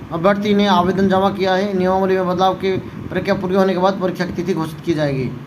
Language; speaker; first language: Hindi; non-native, local second language; Bangla